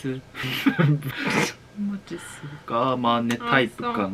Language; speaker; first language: Korean; non-native, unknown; Japanese